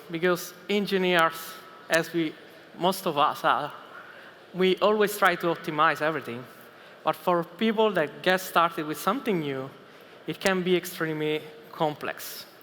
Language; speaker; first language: English; non-native, fluent; Italian